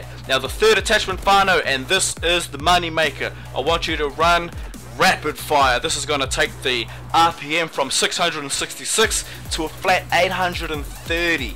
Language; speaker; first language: English; native; English